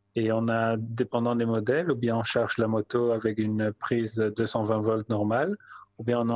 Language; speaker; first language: French; native; French